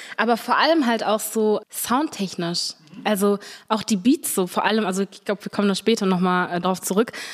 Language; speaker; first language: German; early bilingual, other home language; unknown